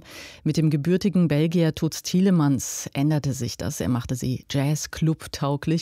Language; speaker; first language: German; native; German